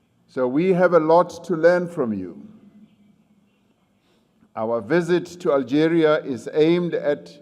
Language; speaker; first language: English; non-native, local second language; Venda